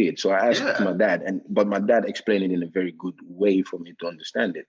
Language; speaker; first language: English; non-native, fluent; Norwegian